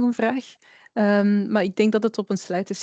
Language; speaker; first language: Dutch; native; Dutch